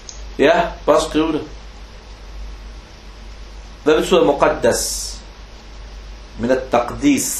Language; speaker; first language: Danish; non-native, fluent; Arabic